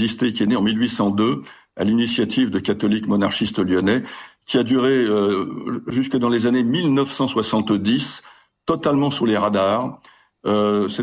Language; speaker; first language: French; native; French